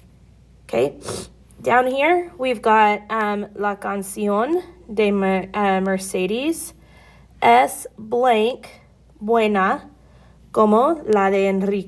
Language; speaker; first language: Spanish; non-native, fluent; English